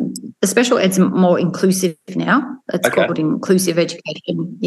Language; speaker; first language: English; native; English